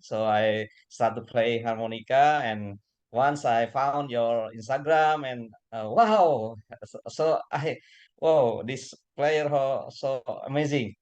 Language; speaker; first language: English; non-native, learner; Indonesian